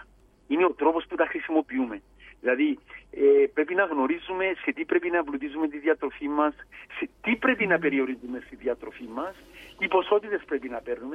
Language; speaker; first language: Greek; native; Greek